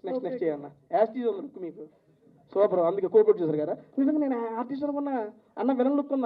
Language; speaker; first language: Telugu; native; Telugu